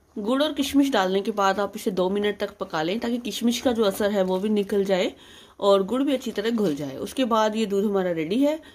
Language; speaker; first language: Hindi; non-native, local second language; Punjabi